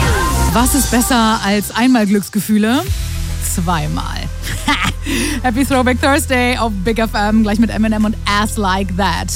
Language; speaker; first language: German; native; German